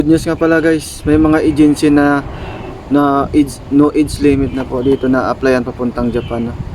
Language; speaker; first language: Filipino; native; Filipino